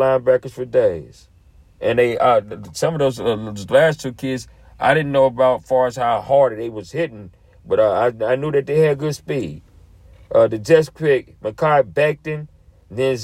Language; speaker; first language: English; native; English